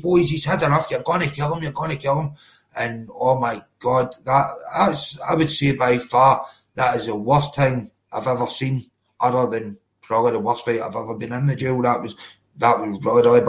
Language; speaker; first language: English; native; English